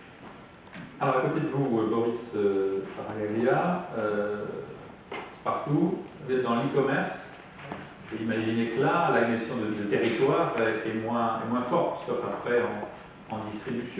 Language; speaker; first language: French; native; French